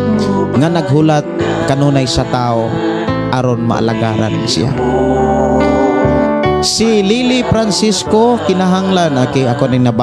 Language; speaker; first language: Cebuano; native; Cebuano